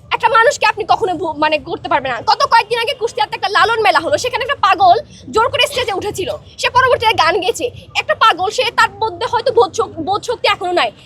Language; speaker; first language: Bangla; non-native, local second language; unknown